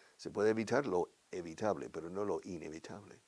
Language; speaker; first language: Spanish; non-native, fluent; English